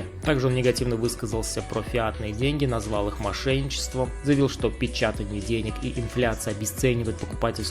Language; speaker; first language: Russian; native; Russian